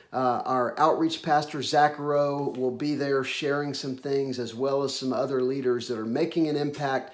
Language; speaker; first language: English; native; English